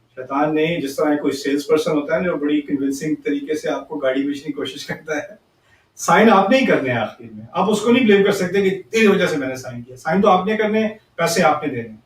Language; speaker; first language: Urdu; early bilingual, heritage; Urdu